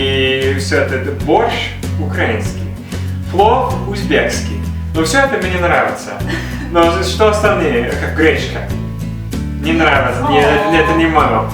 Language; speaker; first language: Russian; non-native, learner; English